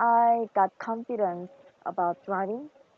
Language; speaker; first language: English; non-native, learner; Korean